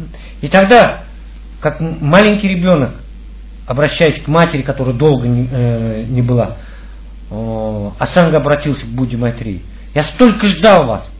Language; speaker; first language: Russian; native; Russian